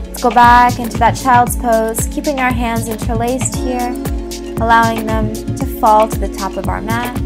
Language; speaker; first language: English; native; English